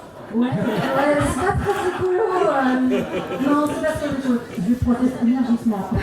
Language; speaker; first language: French; native; French